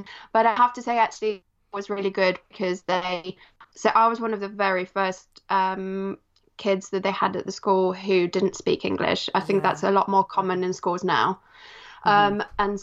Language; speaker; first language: English; early bilingual, other home language; Polish